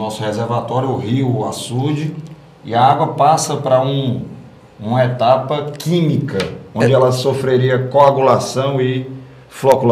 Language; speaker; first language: Portuguese; native; Portuguese